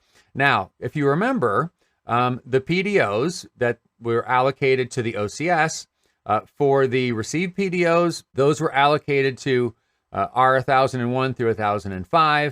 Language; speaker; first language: English; native; English